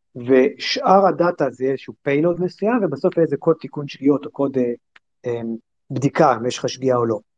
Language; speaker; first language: Hebrew; native; Hebrew